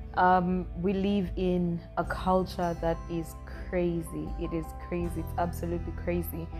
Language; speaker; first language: English; non-native, local second language; Acoli